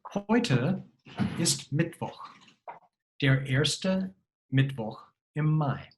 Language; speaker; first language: German; non-native, fluent; English